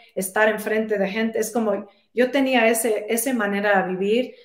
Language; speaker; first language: Spanish; early bilingual, heritage; Spanish